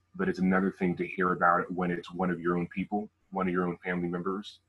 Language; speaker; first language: English; native; English